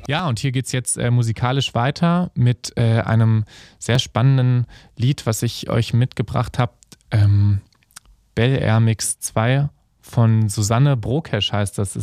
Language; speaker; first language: German; native; German